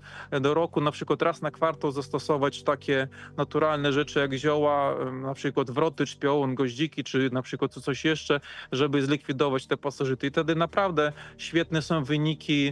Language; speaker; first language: Polish; native; Polish